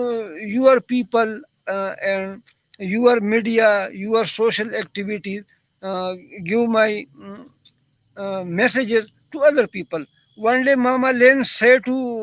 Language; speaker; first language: English; non-native, learner; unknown